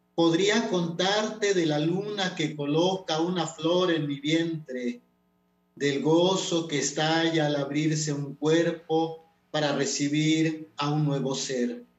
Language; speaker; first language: Spanish; non-native, local second language; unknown